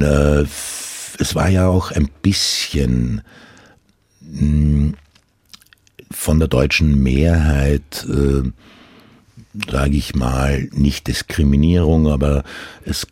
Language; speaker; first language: German; non-native, local second language; Croatian